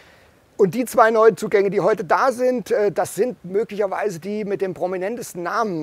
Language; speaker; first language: German; native; German